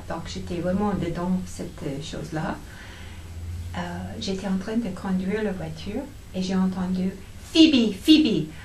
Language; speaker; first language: French; non-native, fluent; English